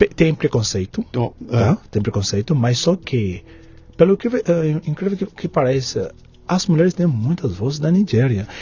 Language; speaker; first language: Portuguese; non-native, fluent; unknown